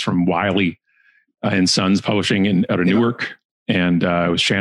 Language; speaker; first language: English; native; English